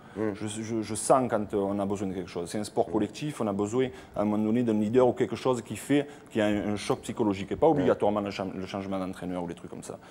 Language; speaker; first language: French; native; French